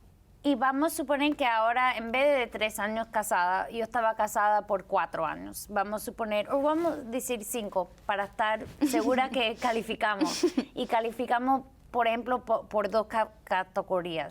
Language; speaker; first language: Spanish; early bilingual, heritage; Spanish